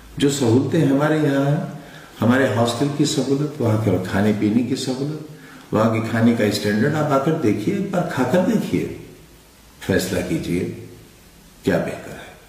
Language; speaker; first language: Urdu; native; Urdu